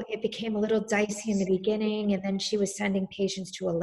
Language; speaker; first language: English; native; English